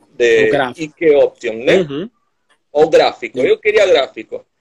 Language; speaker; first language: Portuguese; non-native, learner; Spanish